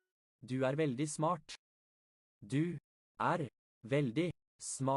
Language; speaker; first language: Norwegian; non-native, learner; English